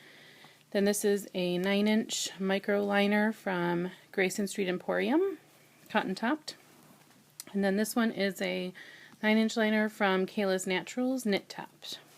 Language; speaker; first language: English; native; English